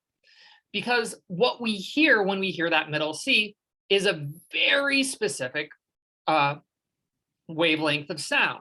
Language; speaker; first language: English; native; English